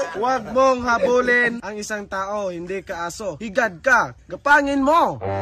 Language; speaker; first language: Filipino; non-native, local second language; Cebuano